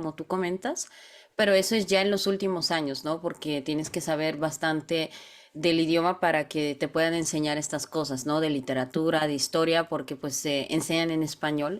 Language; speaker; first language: Spanish; non-native, fluent; Bulgarian